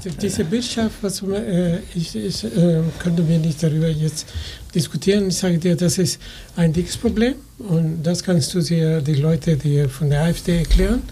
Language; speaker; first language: German; non-native, fluent; Spanish